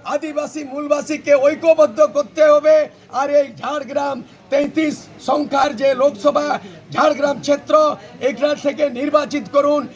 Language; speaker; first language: Bangla; non-native, local second language; Santali